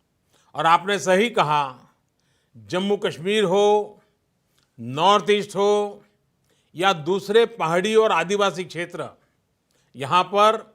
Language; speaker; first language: Hindi; non-native, local second language; Gujarati